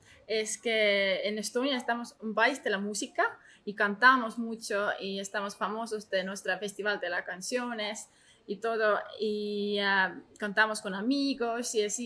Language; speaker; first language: Spanish; non-native, learner; Estonian